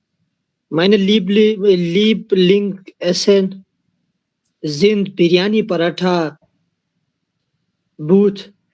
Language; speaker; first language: German; non-native, learner; Urdu